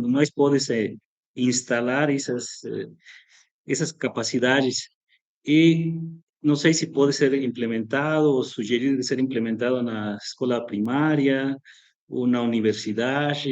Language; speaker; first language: Portuguese; non-native, fluent; Spanish